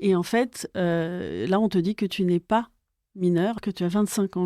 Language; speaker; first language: French; native; French